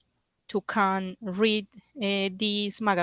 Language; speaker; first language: English; non-native, learner; Spanish